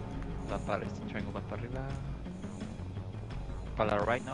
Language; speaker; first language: Spanish; early bilingual, other home language; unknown